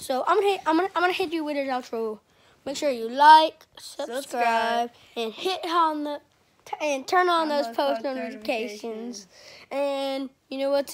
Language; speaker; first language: English; native; English